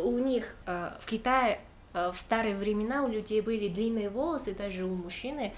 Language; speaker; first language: Russian; non-native, fluent; Chinese